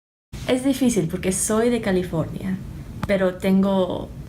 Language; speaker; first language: Spanish; early bilingual, heritage; Spanish